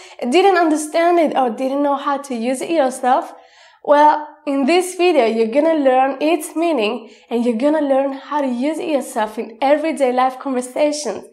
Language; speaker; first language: English; non-native, fluent; Italian